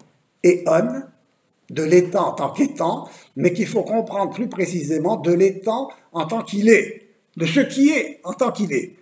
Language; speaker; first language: French; native; French